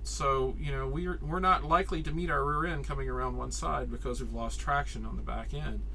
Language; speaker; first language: English; native; English